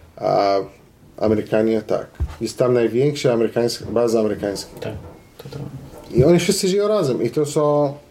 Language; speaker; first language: Polish; non-native, fluent; Arabic